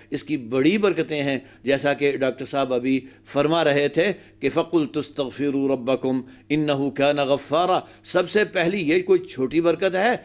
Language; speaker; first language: Urdu; native; Urdu